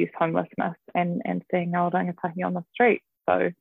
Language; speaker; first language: English; native; English